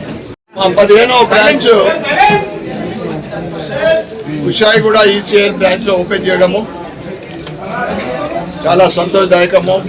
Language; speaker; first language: Telugu; native; Telugu